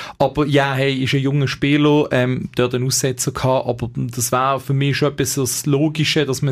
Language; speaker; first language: German; native; German